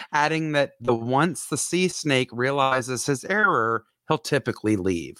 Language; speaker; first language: English; native; English